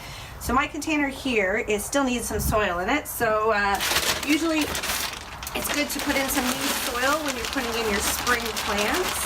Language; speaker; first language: English; native; English